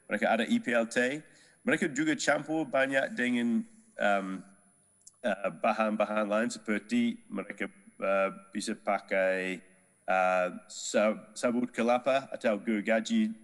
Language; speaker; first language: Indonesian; non-native, fluent; English